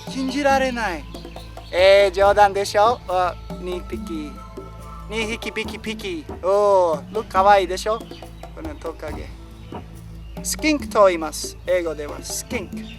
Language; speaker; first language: Japanese; non-native, learner; English